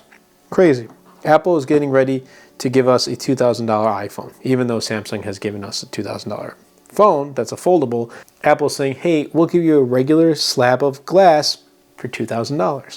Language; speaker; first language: English; native; English